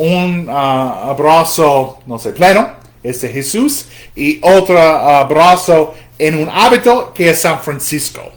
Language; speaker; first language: Spanish; non-native, fluent; English